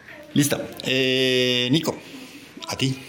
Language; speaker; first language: Spanish; native; Spanish